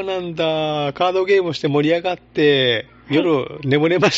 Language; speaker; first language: Japanese; native; Japanese